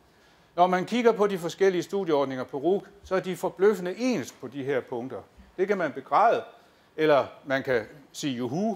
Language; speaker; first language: Danish; native; Danish